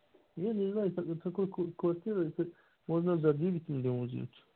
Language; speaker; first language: Russian; non-native, learner; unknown